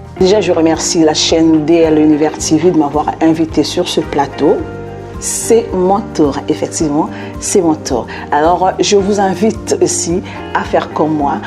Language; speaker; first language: French; non-native, local second language; Lingala